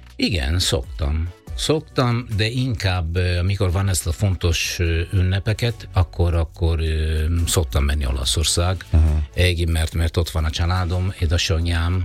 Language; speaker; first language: Hungarian; non-native, fluent; Italian